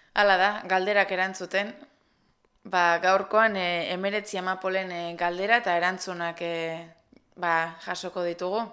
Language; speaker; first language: Basque; native; Basque